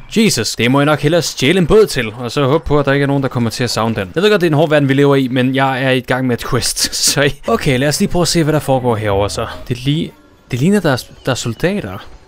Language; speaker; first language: Danish; native; Danish